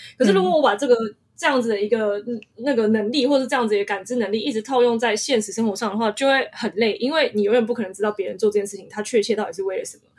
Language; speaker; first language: Chinese; early bilingual, heritage; Chinese